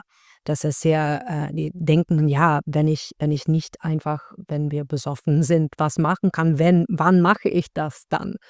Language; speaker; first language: German; non-native, learner; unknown